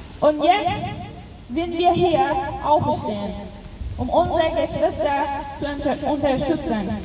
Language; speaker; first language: German; non-native, local second language; Persian